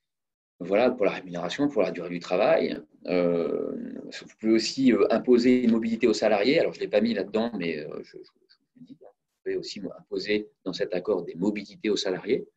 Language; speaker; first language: French; native; French